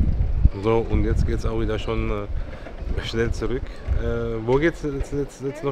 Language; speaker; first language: German; native; German